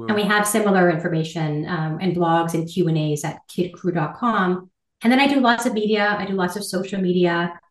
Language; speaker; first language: English; native; English